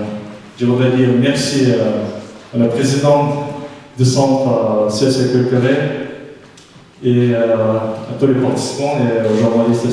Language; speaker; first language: French; non-native, fluent; Chechen